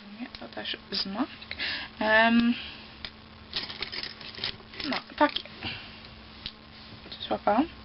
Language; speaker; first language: Polish; early bilingual, heritage; Polish